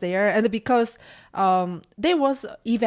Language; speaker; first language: English; non-native, learner; Korean